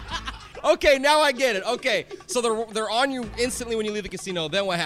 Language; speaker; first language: English; native; English